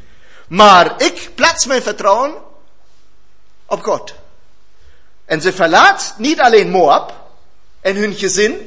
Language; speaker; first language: Dutch; non-native, learner; German